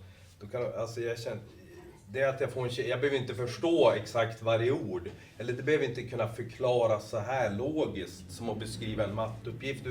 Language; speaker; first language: Swedish; native; Swedish